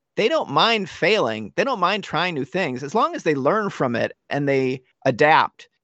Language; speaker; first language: English; native; English